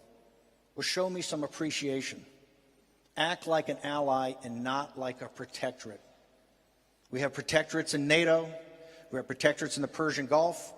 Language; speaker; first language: English; native; English